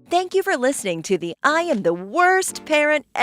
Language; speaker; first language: English; native; English